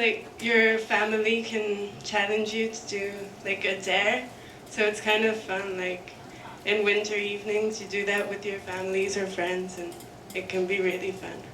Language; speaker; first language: English; non-native, fluent; French